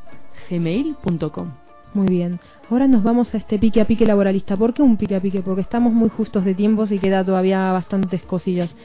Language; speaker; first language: Spanish; native; Spanish